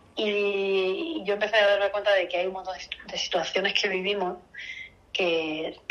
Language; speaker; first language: Spanish; native; Spanish